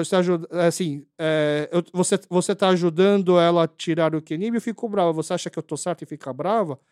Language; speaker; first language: Portuguese; early bilingual, other home language; Korean